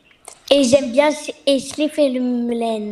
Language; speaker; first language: French; early bilingual, heritage; French